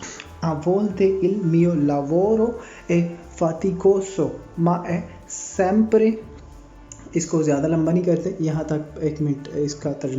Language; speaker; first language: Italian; non-native, fluent; Urdu